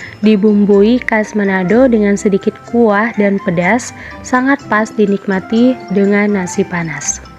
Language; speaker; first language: Indonesian; native; Indonesian